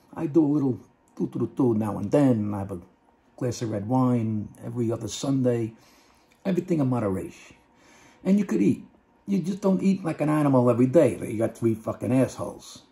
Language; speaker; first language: English; native; English